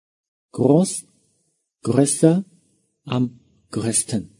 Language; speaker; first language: German; non-native, fluent; Chinese